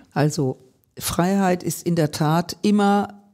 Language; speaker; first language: German; native; German